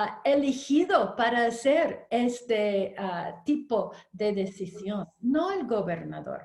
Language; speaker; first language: Spanish; non-native, learner; English